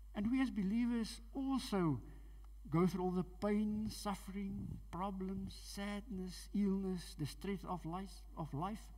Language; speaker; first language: English; non-native, local second language; Afrikaans